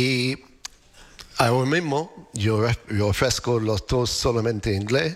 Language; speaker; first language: Spanish; non-native, fluent; English